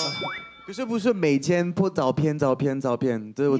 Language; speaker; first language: Chinese; non-native, learner; French